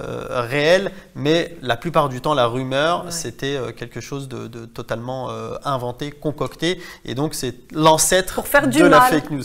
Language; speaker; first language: French; native; French